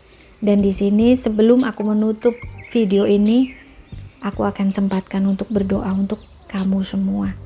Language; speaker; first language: Indonesian; native; Indonesian